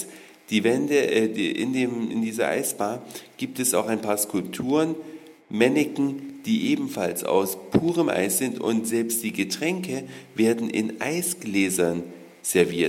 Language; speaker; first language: German; native; German